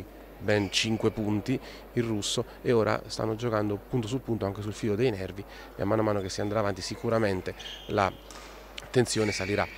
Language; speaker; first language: Italian; native; Italian